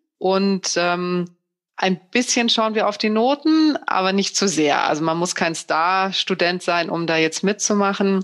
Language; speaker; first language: German; native; German